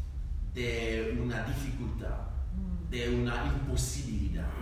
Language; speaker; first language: Spanish; non-native, learner; French